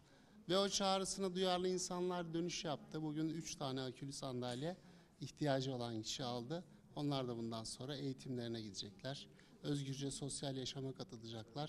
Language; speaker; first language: Turkish; native; Turkish